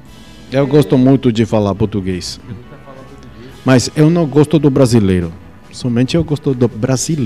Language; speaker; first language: Portuguese; non-native, learner; Spanish